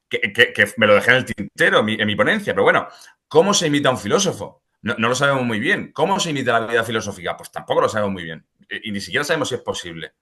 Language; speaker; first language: Spanish; native; Spanish